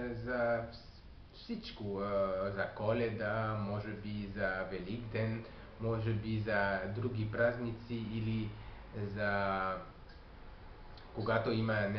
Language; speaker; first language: Bulgarian; non-native, learner; French